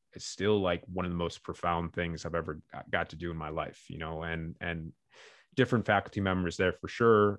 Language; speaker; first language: English; native; English